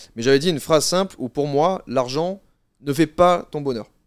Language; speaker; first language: French; native; French